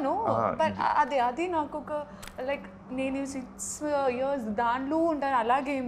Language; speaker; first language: Telugu; non-native, learner; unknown